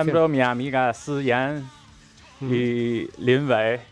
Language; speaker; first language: Spanish; non-native, learner; Chinese